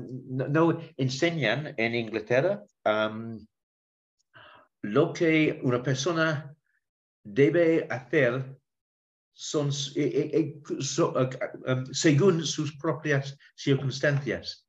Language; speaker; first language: Spanish; non-native, learner; English